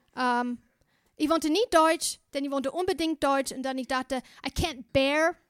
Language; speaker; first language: German; non-native, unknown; English